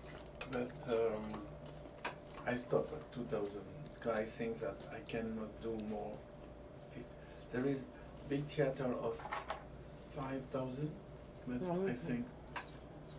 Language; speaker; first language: English; non-native, fluent; French